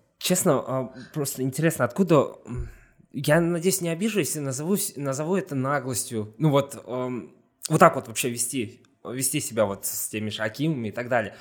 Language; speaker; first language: Russian; native; Russian